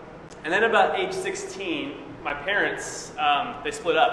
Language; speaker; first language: English; native; English